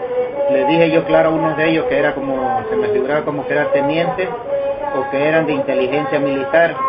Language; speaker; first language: Spanish; native; Spanish